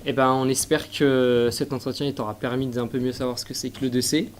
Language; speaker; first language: French; native; French